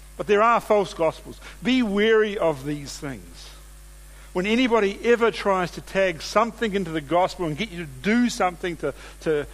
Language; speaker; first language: English; native; English